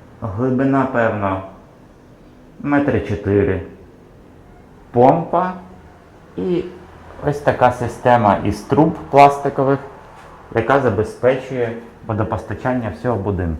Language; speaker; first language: Ukrainian; native; Ukrainian